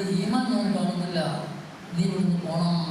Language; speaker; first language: Malayalam; native; Malayalam